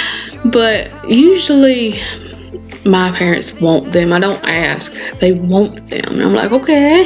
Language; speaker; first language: English; native; English